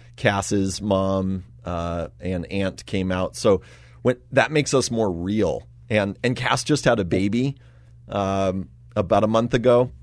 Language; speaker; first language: English; native; English